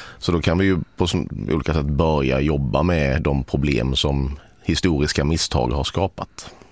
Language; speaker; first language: Swedish; native; Swedish